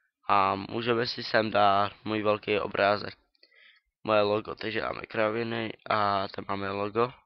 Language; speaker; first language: Czech; native; Czech